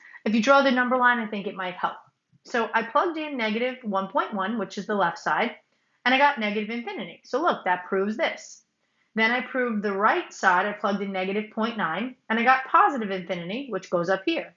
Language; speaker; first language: English; native; English